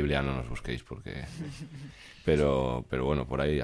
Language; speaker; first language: Spanish; native; Spanish